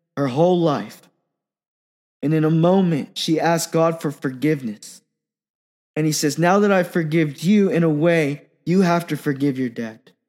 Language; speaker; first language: English; native; English